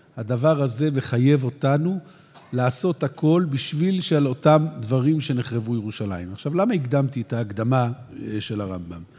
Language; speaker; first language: Hebrew; native; Hebrew